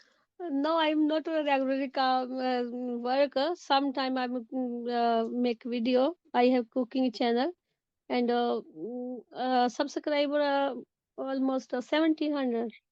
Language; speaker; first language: English; non-native, learner; Urdu